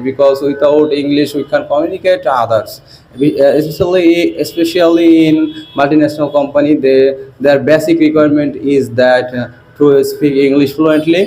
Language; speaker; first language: English; non-native, learner; Bangla